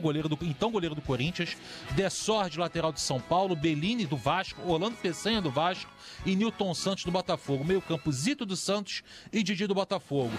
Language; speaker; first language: Portuguese; native; Portuguese